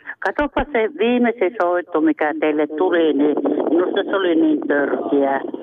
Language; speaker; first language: Finnish; native; Finnish